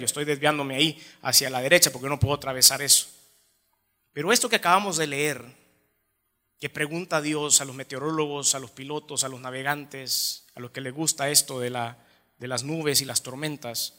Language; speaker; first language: Spanish; native; Spanish